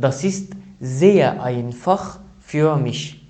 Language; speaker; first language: German; non-native, learner; Arabic